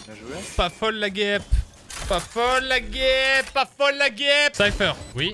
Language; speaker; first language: French; native; French